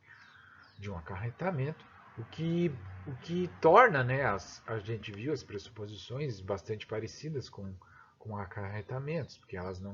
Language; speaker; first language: Portuguese; native; Portuguese